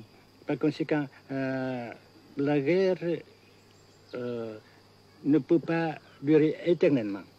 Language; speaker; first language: French; non-native, fluent; Vietnamese